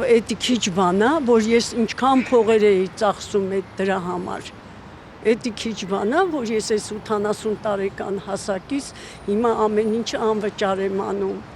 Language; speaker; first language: Armenian; native; Armenian